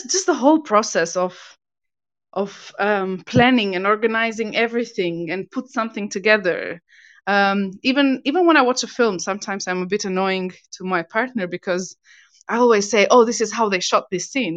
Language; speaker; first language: English; non-native, fluent; Albanian